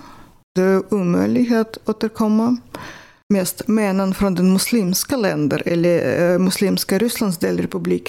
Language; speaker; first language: Swedish; non-native, fluent; Russian